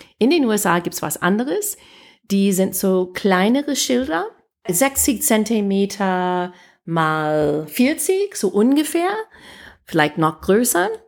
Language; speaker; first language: German; non-native, fluent; English